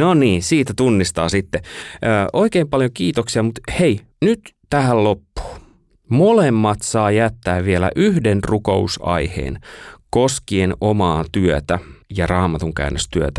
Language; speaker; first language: Finnish; native; Finnish